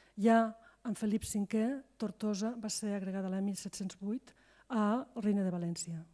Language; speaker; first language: Catalan; native; Catalan